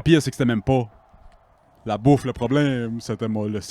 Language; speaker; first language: French; native; French